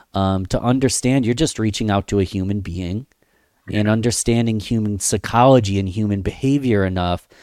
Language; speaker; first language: English; native; English